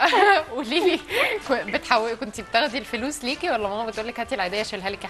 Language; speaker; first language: Arabic; native; Arabic